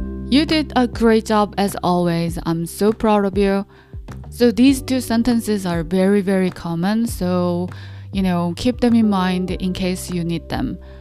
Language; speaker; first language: English; non-native, fluent; Korean